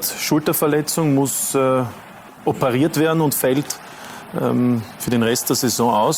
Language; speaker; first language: German; native; German